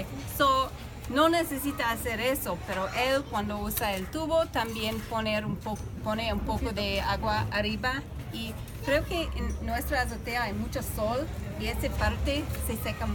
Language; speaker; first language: Spanish; non-native, fluent; English